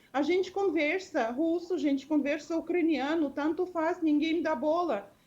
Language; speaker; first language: Portuguese; non-native, fluent; Russian